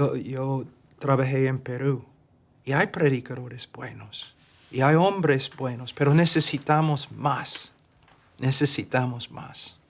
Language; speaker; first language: Spanish; non-native, fluent; English